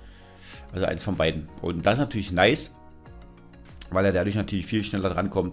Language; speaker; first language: German; native; German